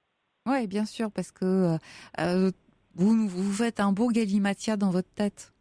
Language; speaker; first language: French; native; French